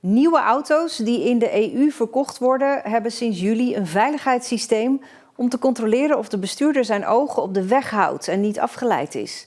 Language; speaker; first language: Dutch; native; Dutch